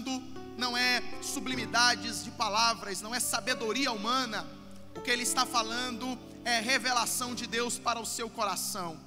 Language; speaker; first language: Portuguese; native; Portuguese